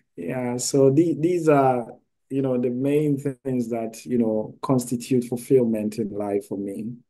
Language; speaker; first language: English; non-native, local second language; Akan